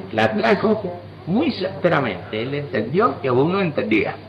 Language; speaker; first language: Spanish; native; Spanish